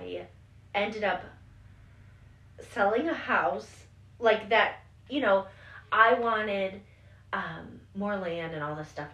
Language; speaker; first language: English; native; English